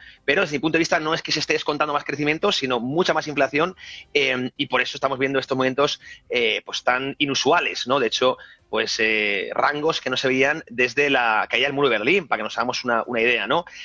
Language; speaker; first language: Spanish; native; Spanish